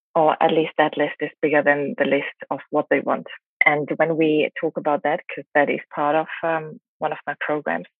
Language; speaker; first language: English; non-native, fluent; German